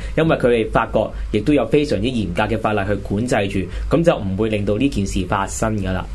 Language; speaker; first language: Cantonese; native; Cantonese